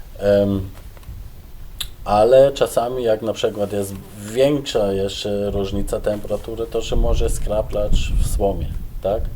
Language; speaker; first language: Polish; non-native, fluent; German